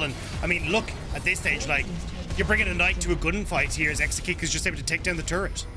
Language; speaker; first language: English; native; English